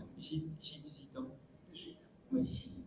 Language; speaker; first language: French; non-native, local second language; Morisyen